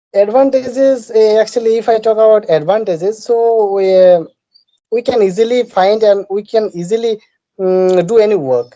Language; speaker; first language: English; non-native, learner; Bangla